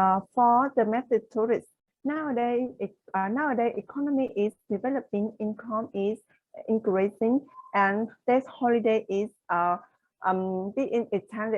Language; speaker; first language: English; non-native, learner; Vietnamese